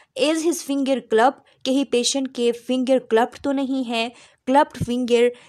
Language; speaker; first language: Urdu; non-native, local second language; Pashto